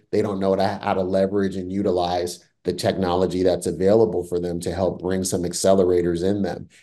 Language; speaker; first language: English; native; English